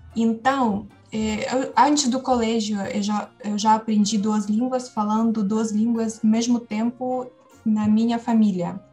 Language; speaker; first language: Portuguese; non-native, fluent; Ukrainian